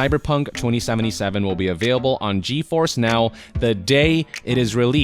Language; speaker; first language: English; native; English